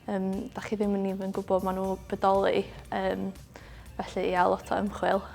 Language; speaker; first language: Welsh; non-native, local second language; English